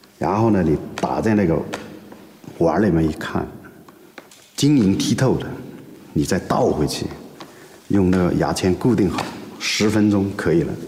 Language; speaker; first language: Chinese; non-native, local second language; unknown